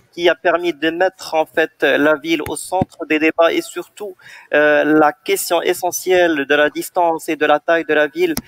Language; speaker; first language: French; non-native, local second language; Arabic